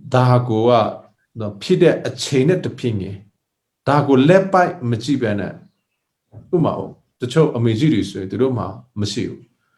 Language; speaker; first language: Burmese; non-native, local second language; Hakha Chin